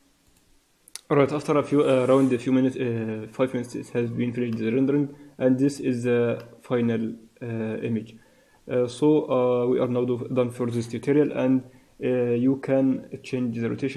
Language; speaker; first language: English; non-native, fluent; Arabic